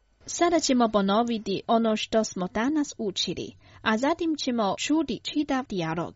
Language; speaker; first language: Croatian; non-native, fluent; Chinese